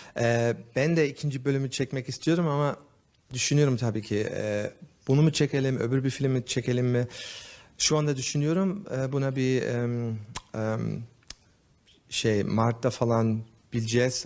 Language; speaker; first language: Turkish; early bilingual, heritage; Turkish